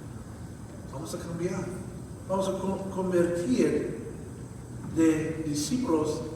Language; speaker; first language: Spanish; non-native, fluent; English